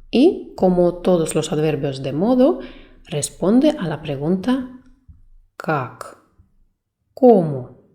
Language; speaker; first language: Spanish; non-native, fluent; Russian